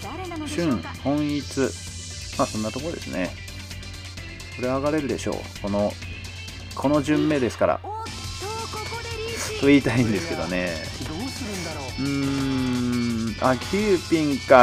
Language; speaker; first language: Japanese; native; Japanese